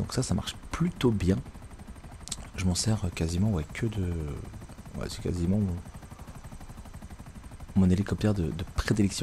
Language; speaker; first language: French; native; French